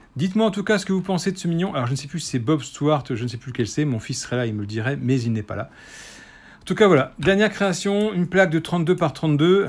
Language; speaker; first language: French; native; French